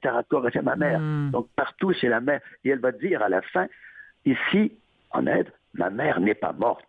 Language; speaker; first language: French; native; French